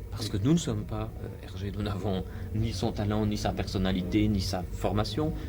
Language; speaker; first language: French; native; French